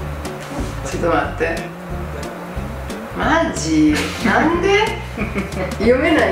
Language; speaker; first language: Japanese; non-native, fluent; Italian